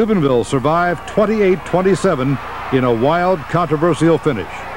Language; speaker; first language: English; native; English